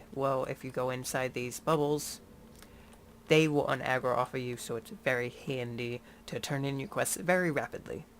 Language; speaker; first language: English; native; English